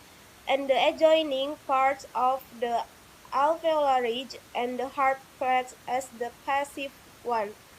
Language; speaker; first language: English; non-native, learner; Indonesian